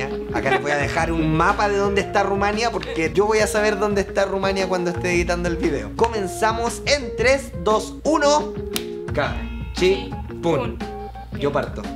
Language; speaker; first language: Spanish; native; Spanish